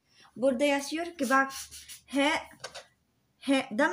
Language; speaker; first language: Turkish; non-native, learner; Filipino